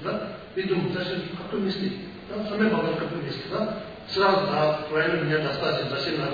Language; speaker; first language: Russian; non-native, learner; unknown